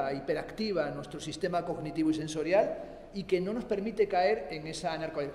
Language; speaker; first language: Spanish; native; Spanish